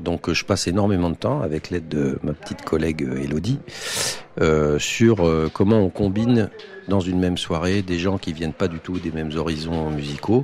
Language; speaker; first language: French; native; French